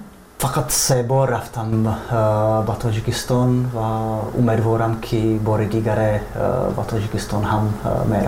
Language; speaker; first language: Persian; non-native, fluent; Czech